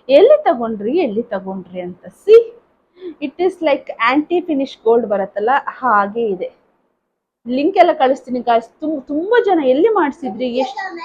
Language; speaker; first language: Kannada; native; Kannada